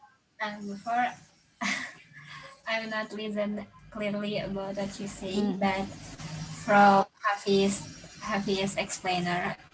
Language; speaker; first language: English; non-native, learner; Indonesian